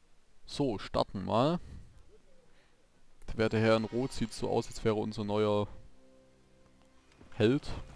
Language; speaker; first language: German; native; German